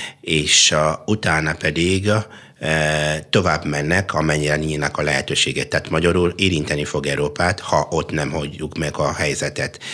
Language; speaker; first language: Hungarian; non-native, fluent; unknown